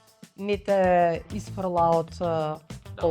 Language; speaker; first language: Macedonian; native; Macedonian